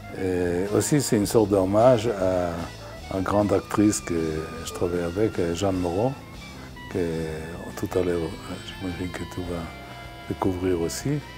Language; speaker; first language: French; non-native, fluent; Hebrew